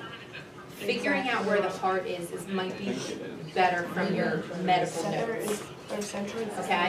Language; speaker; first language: English; native; English